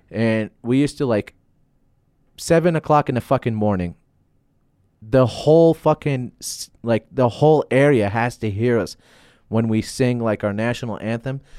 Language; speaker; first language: English; non-native, fluent; Arabic